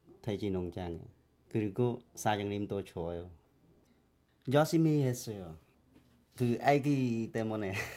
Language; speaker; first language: Korean; non-native, learner; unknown